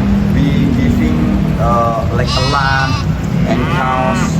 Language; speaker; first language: English; non-native, learner; Indonesian